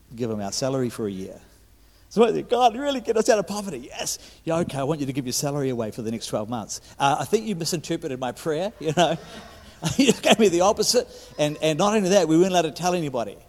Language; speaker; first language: English; native; English